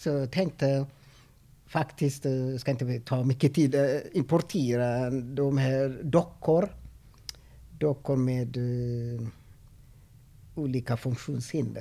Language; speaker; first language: Swedish; non-native, fluent; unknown